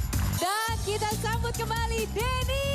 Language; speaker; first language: Indonesian; native; Indonesian